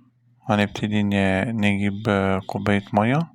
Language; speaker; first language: Arabic; native; Arabic